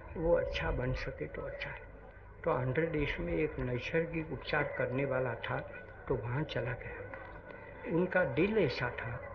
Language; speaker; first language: Hindi; non-native, local second language; Gujarati